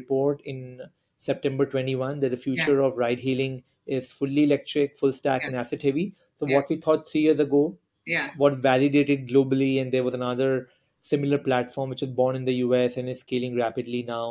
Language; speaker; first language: English; non-native, local second language; Hindi